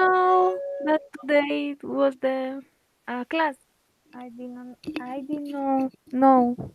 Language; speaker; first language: English; non-native, learner; Spanish